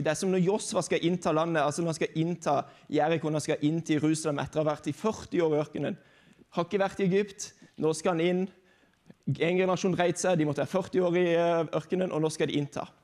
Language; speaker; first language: Norwegian; native; Norwegian